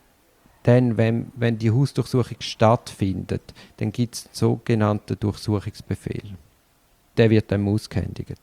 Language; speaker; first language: German; native; German